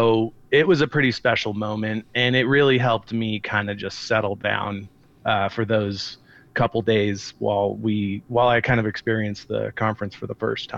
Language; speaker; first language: English; native; English